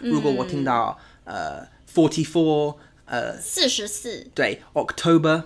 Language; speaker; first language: Chinese; non-native, learner; English